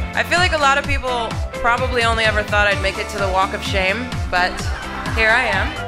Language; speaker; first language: English; native; English